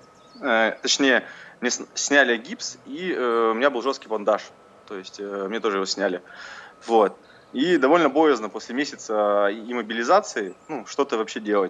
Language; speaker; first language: Russian; native; Russian